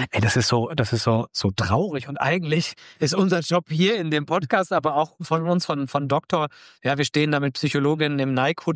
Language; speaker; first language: German; native; German